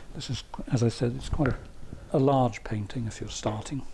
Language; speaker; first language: English; native; English